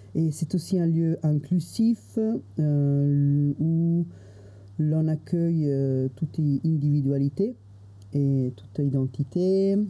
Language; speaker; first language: French; non-native, fluent; Italian